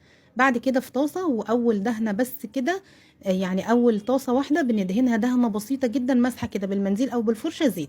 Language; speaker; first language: Arabic; native; Arabic